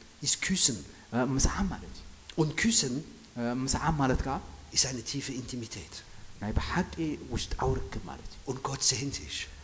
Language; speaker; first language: German; non-native, fluent; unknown